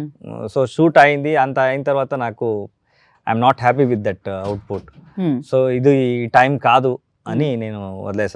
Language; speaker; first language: Telugu; non-native, learner; Kannada